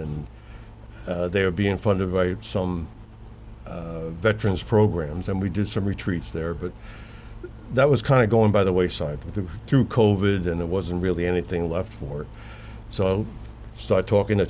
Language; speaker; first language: English; native; English